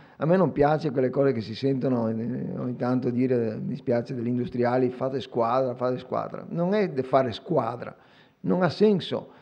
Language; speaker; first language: Italian; native; Italian